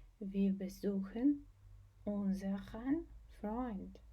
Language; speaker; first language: German; non-native, fluent; Ukrainian